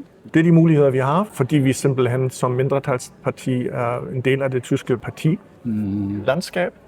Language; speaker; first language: Danish; early bilingual, heritage; Danish